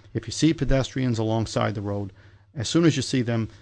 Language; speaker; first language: English; native; English